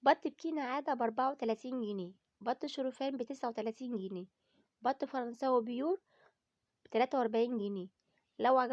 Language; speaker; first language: Arabic; native; Arabic